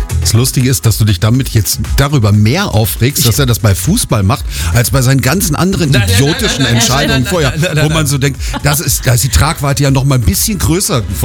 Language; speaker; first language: German; native; German